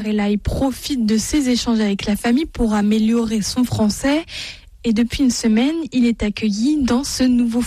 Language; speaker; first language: French; native; French